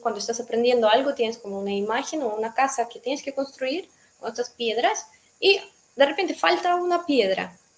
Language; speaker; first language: Spanish; non-native, fluent; Russian